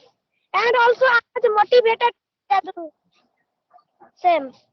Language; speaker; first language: English; non-native, learner; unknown